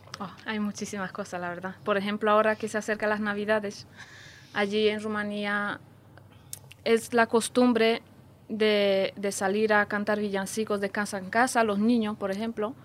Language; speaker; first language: Spanish; non-native, fluent; Romanian